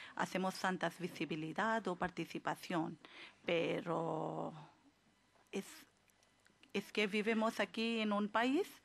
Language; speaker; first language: Spanish; non-native, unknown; Urdu